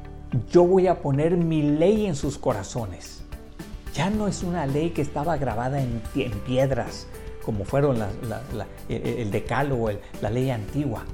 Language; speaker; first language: Spanish; native; Spanish